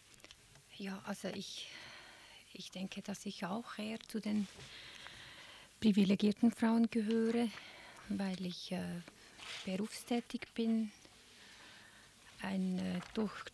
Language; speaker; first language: German; native; German